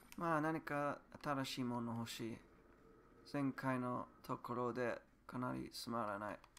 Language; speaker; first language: Japanese; non-native, learner; English